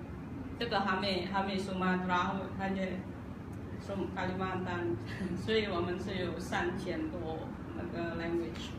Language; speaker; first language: Chinese; non-native, learner; Javanese